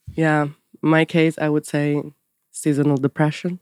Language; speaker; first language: English; non-native, fluent; Italian